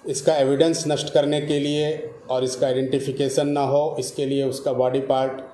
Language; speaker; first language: Hindi; non-native, local second language; Marathi